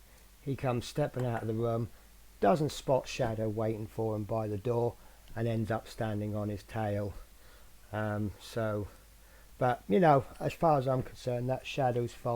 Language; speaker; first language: English; native; English